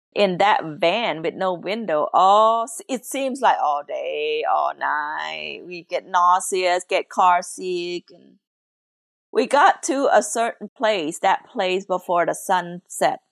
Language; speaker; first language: English; early bilingual, other home language; Lao